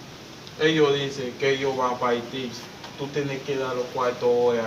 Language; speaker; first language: Spanish; non-native, learner; Haitian Creole